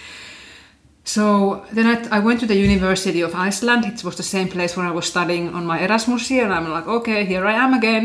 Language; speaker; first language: English; non-native, fluent; Finnish